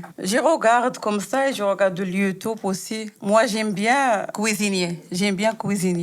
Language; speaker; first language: French; non-native, learner; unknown